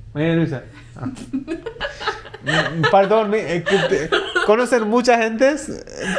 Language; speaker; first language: Spanish; non-native, learner; Hindi